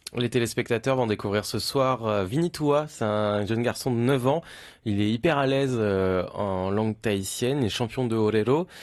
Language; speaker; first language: French; native; French